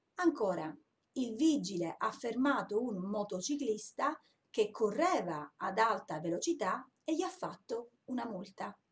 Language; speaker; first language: Italian; native; Italian